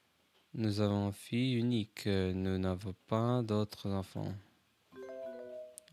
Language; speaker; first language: French; non-native, learner; English